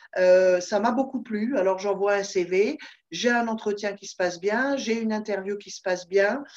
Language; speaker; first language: French; native; French